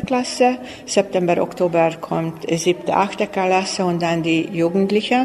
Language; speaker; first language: German; non-native, local second language; Hungarian